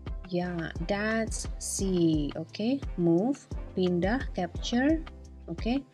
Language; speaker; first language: English; non-native, fluent; Indonesian